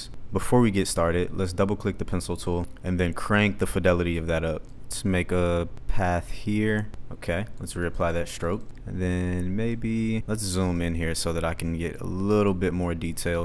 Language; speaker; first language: English; native; English